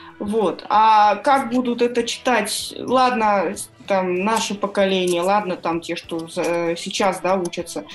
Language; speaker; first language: Russian; native; Russian